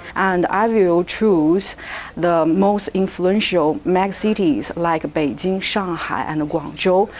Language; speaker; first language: English; non-native, fluent; Chinese